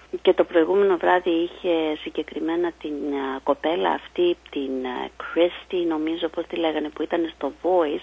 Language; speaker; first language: Greek; native; Greek